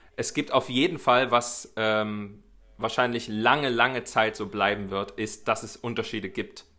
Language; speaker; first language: German; native; German